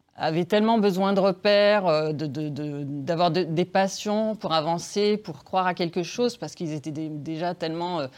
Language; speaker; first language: French; native; French